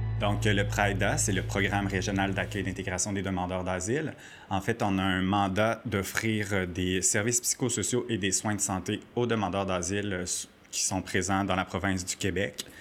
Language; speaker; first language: French; native; French